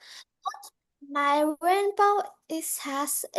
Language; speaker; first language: English; non-native, learner; Vietnamese